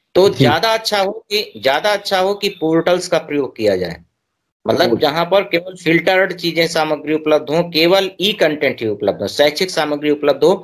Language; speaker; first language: Hindi; native; Hindi